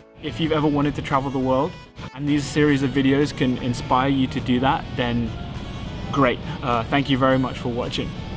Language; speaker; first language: English; native; English